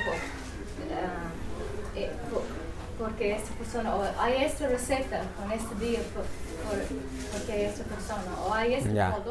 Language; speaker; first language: Spanish; non-native, learner; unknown